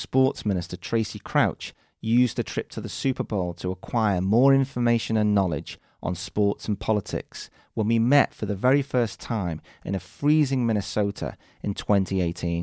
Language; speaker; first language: English; native; English